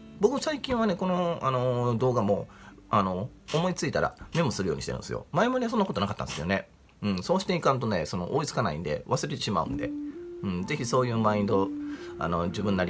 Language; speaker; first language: Japanese; native; Japanese